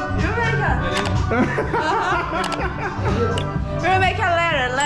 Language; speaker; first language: English; non-native, learner; Portuguese